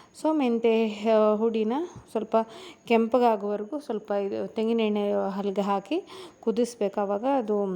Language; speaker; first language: Kannada; non-native, local second language; Tulu